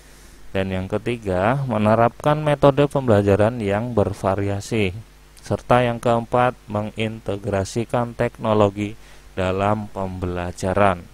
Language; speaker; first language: Indonesian; native; Indonesian